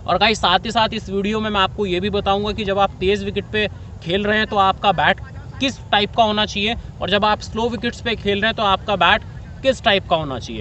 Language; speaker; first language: Hindi; native; Hindi